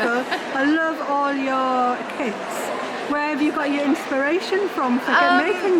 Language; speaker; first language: English; native; English